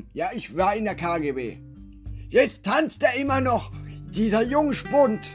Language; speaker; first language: German; native; German